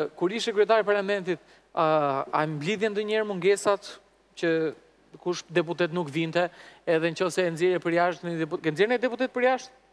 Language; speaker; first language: Albanian; native; Albanian